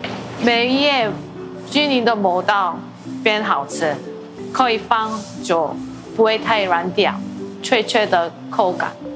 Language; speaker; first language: Chinese; non-native, learner; Korean